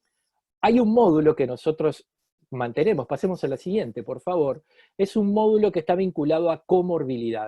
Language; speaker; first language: Spanish; native; Spanish